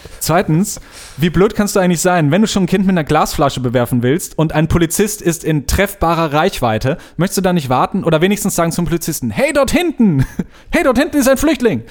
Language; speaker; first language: German; native; German